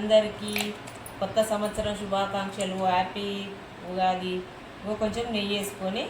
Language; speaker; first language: Telugu; native; Telugu